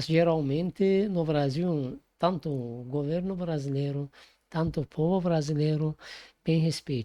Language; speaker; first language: Portuguese; non-native, fluent; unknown